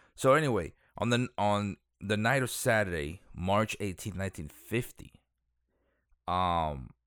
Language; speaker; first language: English; native; English